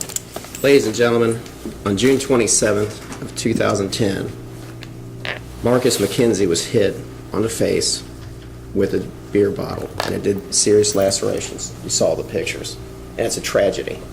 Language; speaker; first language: English; native; English